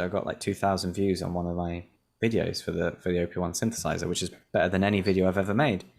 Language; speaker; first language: English; native; English